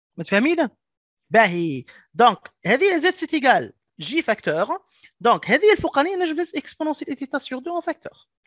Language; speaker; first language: French; non-native, local second language; Arabic